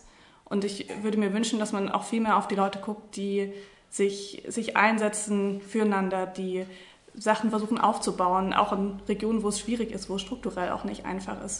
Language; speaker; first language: German; native; German